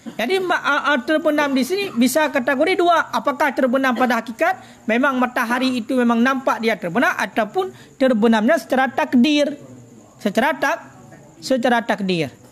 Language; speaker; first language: Malay; non-native, local second language; Achinese